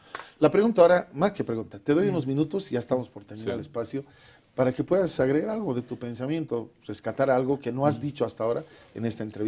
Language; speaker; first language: Spanish; native; Spanish